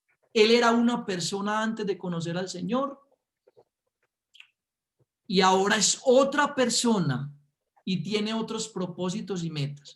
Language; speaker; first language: Spanish; native; Spanish